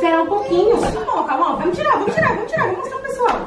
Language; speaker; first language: Portuguese; native; Portuguese